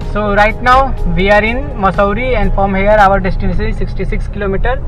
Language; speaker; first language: English; non-native, local second language; Hindi